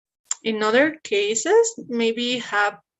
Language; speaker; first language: English; non-native, learner; Spanish